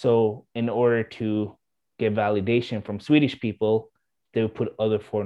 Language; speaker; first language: English; non-native, fluent; Swedish